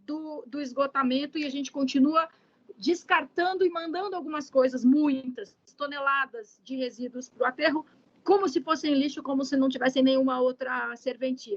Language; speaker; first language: Portuguese; native; Portuguese